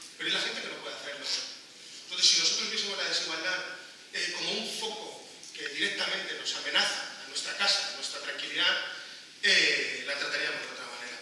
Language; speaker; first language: Spanish; native; Spanish